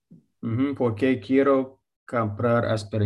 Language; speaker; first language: Spanish; non-native, learner; English